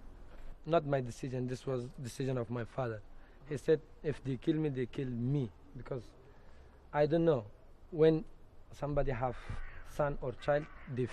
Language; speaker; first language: English; non-native, learner; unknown